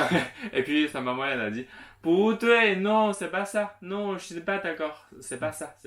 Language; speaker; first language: French; non-native, local second language; Chinese